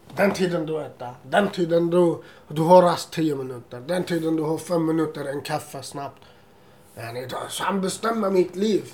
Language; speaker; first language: Swedish; non-native, learner; Assyrian Neo-Aramaic